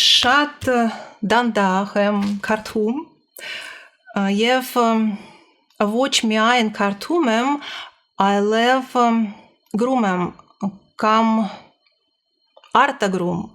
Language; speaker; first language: Armenian; non-native, learner; Russian